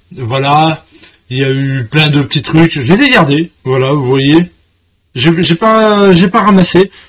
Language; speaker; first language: French; native; French